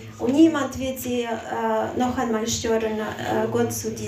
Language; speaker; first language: German; non-native, fluent; Russian